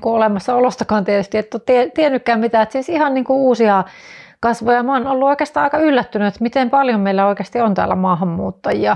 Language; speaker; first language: Finnish; native; Finnish